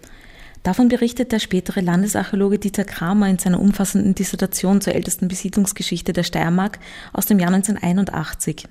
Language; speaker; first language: German; native; German